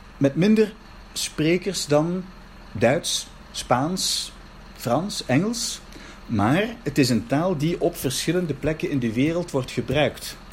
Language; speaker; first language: Dutch; native; Dutch